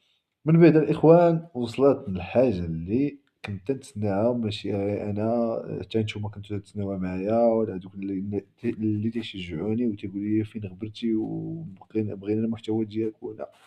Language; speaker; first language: Arabic; native; Arabic